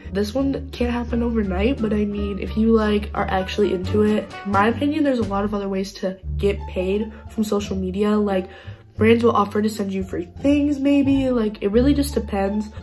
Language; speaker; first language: English; native; English